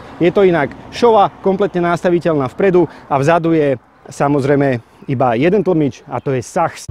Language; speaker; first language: Slovak; native; Slovak